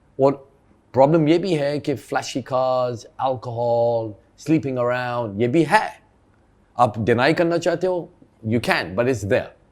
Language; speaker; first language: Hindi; early bilingual, heritage; Hindi